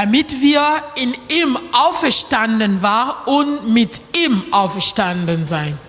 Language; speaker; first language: German; non-native, learner; French